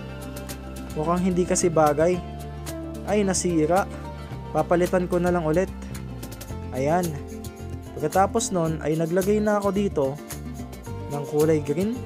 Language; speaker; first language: Filipino; native; Filipino